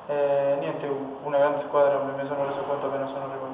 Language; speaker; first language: Italian; non-native, fluent; Spanish